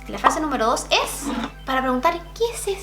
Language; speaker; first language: Spanish; native; Spanish